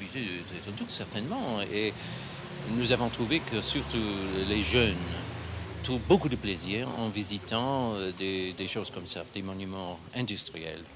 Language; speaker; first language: French; non-native, fluent; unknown